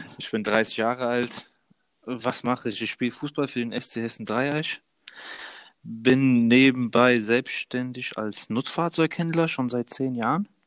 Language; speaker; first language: German; early bilingual, other home language; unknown